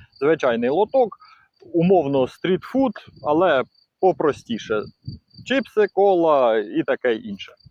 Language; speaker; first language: Ukrainian; native; Ukrainian